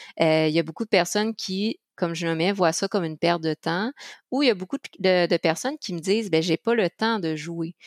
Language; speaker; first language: French; native; French